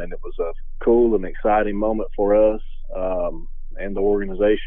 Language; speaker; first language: English; native; English